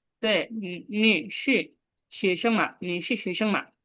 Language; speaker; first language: Chinese; non-native, learner; Bangla